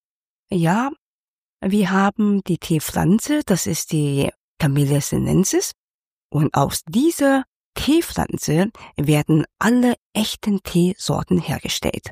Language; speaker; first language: German; non-native, fluent; Cantonese